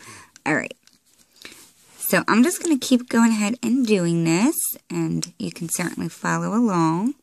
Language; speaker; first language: English; native; English